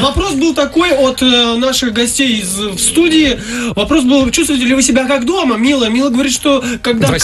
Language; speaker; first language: Russian; native; Russian